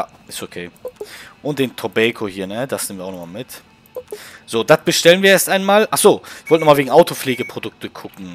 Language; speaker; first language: German; native; German